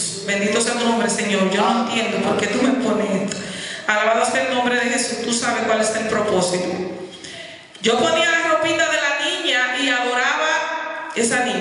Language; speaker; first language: Spanish; native; Spanish